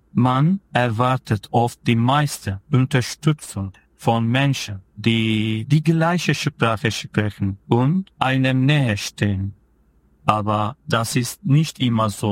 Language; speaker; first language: German; non-native, fluent; Turkish